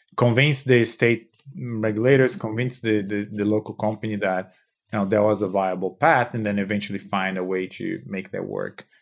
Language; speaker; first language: English; non-native, fluent; Portuguese